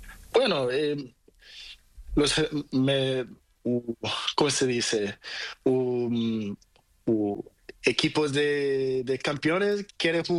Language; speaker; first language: Spanish; non-native, learner; Portuguese